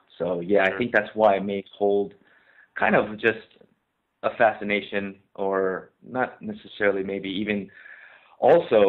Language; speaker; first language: English; native; English